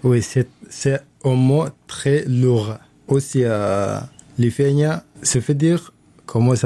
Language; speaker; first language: French; non-native, learner; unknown